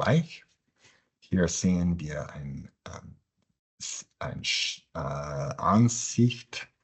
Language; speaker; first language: German; non-native, fluent; English